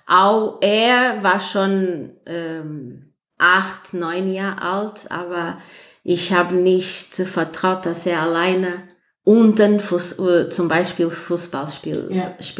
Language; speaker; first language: German; non-native, fluent; Portuguese